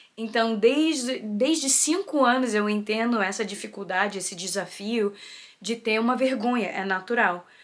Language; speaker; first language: Portuguese; early bilingual, heritage; Portuguese